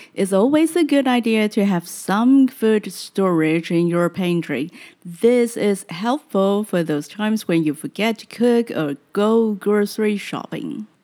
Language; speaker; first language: English; non-native, fluent; Chinese